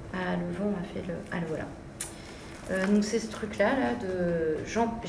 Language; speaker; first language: French; native; French